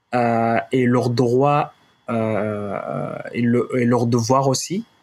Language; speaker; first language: French; non-native, fluent; Arabic